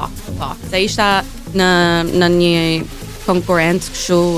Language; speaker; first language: Albanian; early bilingual, heritage; Albanian